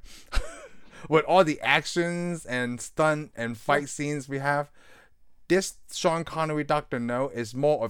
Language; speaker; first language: English; non-native, local second language; Cantonese